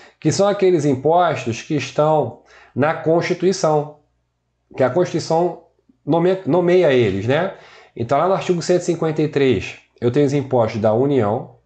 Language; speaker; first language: Portuguese; native; Portuguese